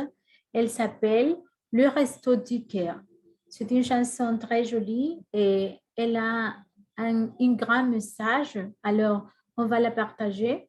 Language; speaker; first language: French; non-native, fluent; Spanish